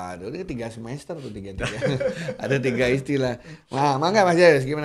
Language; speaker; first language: Indonesian; non-native, local second language; Javanese